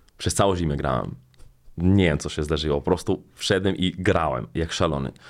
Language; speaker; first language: Polish; non-native, fluent; Slovenian